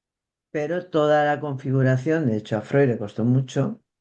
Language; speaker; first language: Spanish; native; Spanish